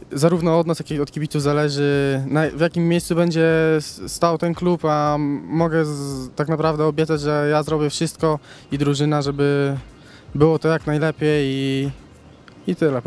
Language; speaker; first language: Polish; native; Polish